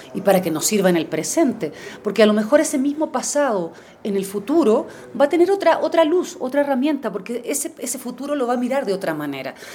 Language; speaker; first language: Spanish; native; Spanish